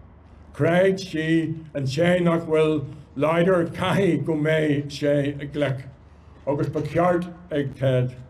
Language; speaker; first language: Irish; non-native, local second language; English